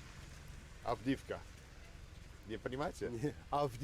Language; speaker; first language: Russian; non-native, learner; English